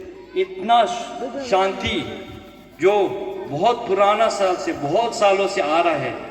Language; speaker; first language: Hindi; non-native, fluent; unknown